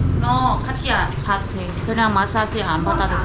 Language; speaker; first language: Korean; non-native, learner; Thai